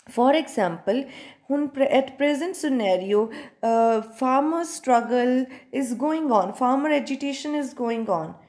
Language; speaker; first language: English; non-native, local second language; Punjabi